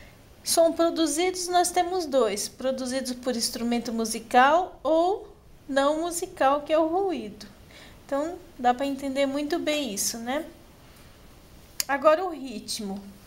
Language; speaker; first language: Portuguese; native; Portuguese